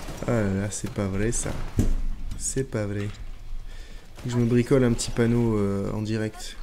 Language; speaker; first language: French; native; French